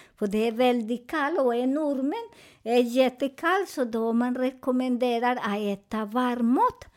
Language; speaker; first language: Swedish; non-native, fluent; Spanish